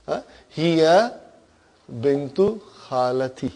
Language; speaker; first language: Arabic; non-native, fluent; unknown